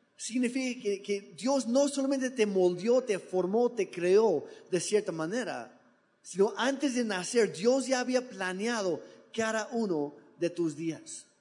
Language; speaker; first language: Spanish; non-native, fluent; English